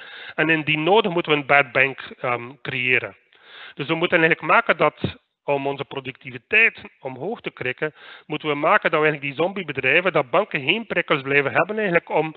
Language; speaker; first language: Dutch; native; Dutch